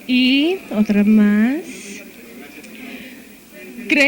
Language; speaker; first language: Spanish; non-native, fluent; English